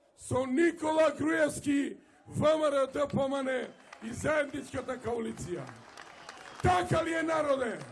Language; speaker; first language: Macedonian; non-native, local second language; Romany